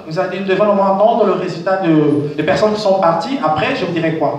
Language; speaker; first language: French; non-native, local second language; Lingala